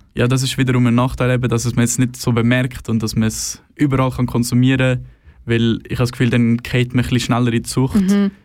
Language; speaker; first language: German; non-native, fluent; Swedish